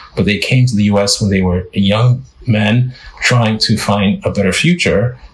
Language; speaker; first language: English; non-native, fluent; French